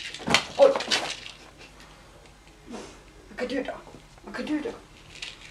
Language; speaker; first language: Swedish; native; Swedish